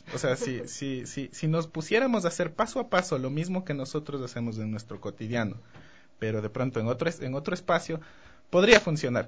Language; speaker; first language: Spanish; native; Spanish